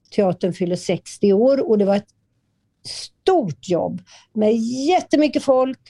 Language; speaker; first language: Swedish; native; Swedish